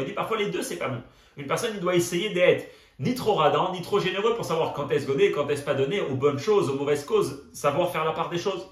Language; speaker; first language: French; native; French